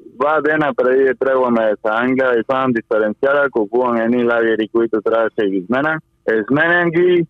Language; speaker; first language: Bulgarian; non-native, fluent; Spanish